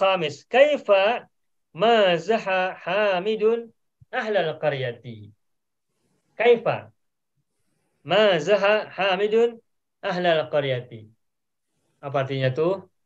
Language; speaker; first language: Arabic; non-native, fluent; Indonesian